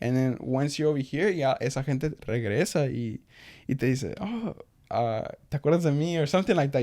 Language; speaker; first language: Spanish; early bilingual, heritage; Spanish